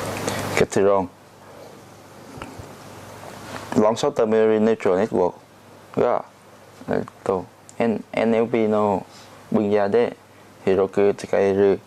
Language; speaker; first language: Japanese; non-native, learner; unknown